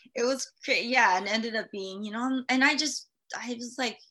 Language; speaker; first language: English; early bilingual, other home language; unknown